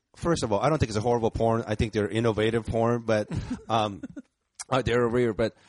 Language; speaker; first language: English; early bilingual, other home language; Japanese